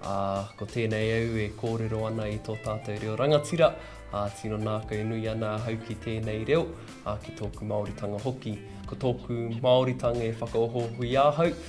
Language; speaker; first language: Māori; non-native, local second language; English